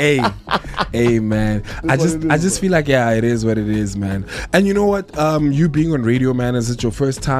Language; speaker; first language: English; non-native, local second language; Tswana